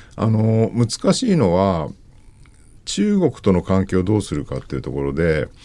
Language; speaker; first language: Japanese; native; Japanese